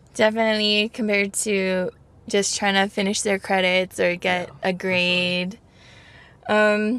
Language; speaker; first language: English; native; English